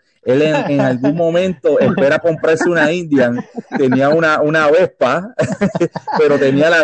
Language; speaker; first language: Spanish; native; Spanish